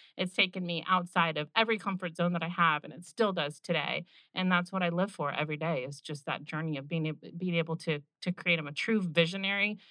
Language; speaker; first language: English; native; English